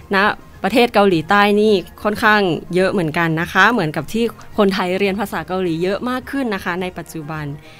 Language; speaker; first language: Thai; native; Thai